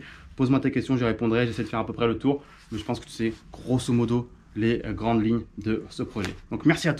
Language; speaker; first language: French; native; French